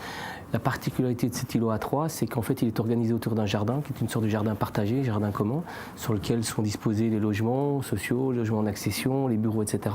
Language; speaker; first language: French; native; French